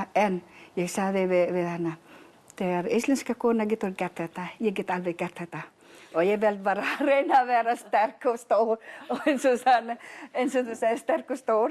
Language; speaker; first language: Icelandic; non-native, learner; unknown